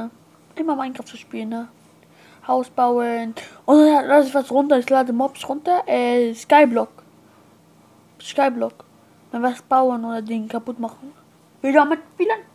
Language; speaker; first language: German; non-native, learner; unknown